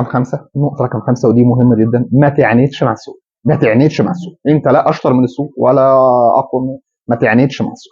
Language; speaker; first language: Arabic; native; Arabic